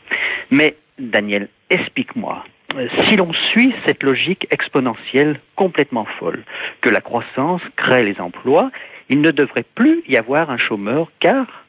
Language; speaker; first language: French; native; French